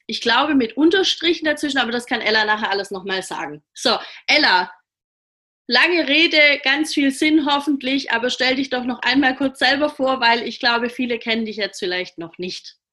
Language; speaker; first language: German; native; German